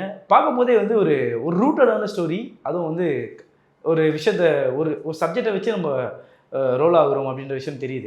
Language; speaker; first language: Tamil; native; Tamil